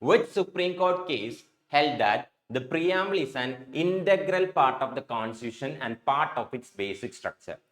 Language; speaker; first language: English; non-native, local second language; Malayalam